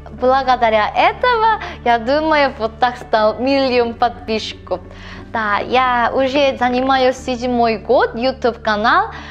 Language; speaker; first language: Russian; non-native, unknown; Korean